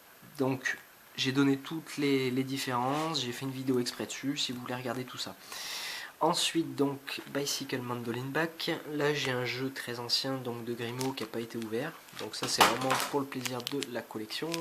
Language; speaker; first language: French; native; French